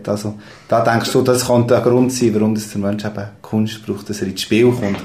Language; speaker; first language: German; native; German